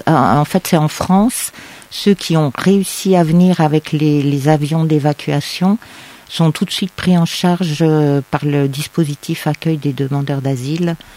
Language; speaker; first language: French; native; French